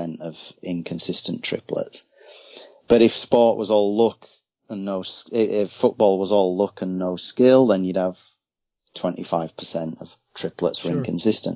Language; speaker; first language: English; native; English